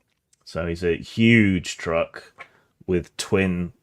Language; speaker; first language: English; native; English